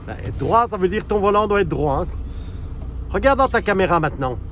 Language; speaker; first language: French; native; French